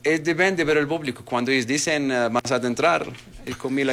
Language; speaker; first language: Spanish; non-native, learner; Arabic